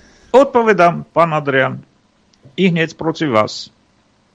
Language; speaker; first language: Slovak; non-native, fluent; Armenian